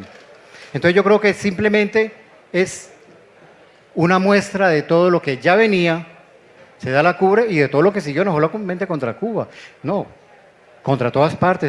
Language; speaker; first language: Spanish; native; Spanish